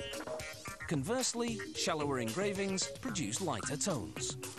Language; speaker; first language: English; native; English